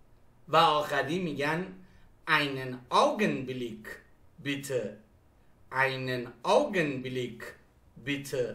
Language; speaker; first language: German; non-native, fluent; Persian